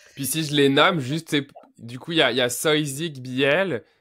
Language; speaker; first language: French; native; French